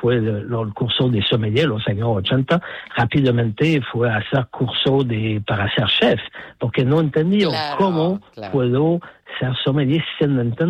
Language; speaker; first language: Spanish; non-native, fluent; English